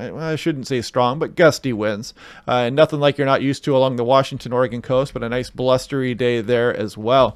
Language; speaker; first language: English; native; English